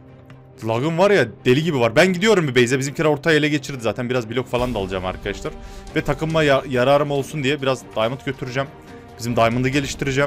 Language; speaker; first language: Turkish; native; Turkish